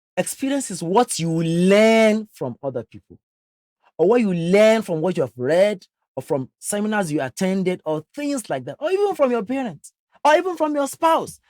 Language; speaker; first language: English; non-native, local second language; Yoruba